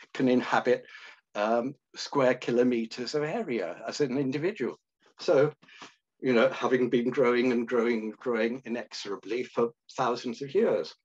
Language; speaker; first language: English; native; English